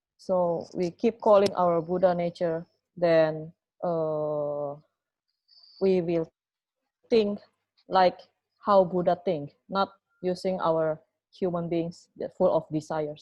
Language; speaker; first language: English; non-native, fluent; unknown